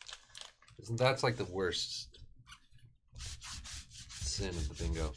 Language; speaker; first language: English; native; English